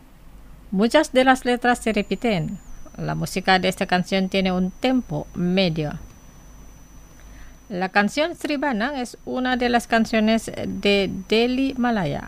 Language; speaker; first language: Spanish; non-native, fluent; Indonesian